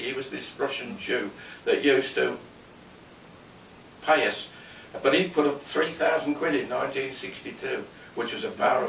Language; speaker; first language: English; native; English